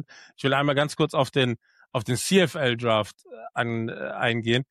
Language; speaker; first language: German; native; German